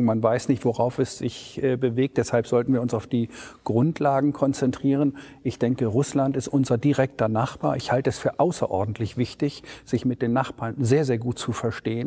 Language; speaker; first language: German; native; German